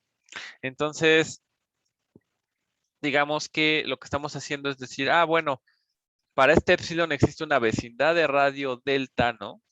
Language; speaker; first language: Spanish; native; Spanish